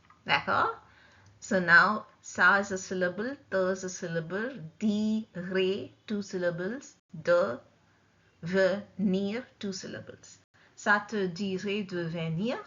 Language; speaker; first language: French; non-native, fluent; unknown